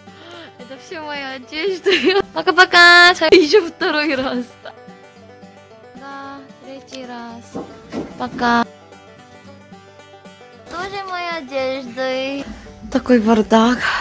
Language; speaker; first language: Russian; non-native, learner; Korean